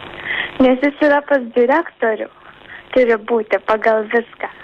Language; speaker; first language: Lithuanian; native; Lithuanian